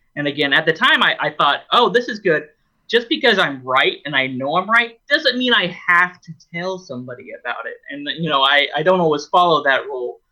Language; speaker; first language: English; native; English